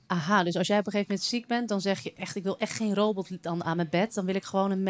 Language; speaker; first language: Dutch; native; Dutch